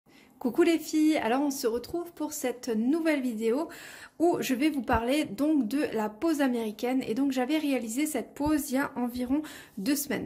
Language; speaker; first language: French; native; French